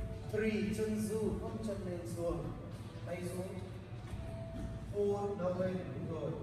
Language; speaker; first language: Vietnamese; non-native, learner; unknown